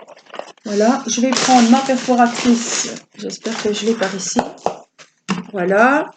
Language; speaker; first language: French; native; French